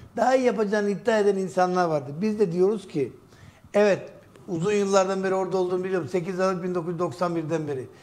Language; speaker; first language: Turkish; native; Turkish